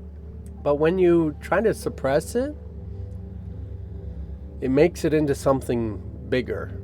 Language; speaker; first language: English; native; English